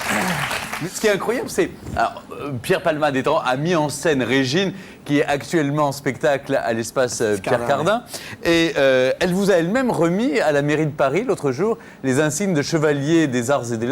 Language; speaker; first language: French; native; French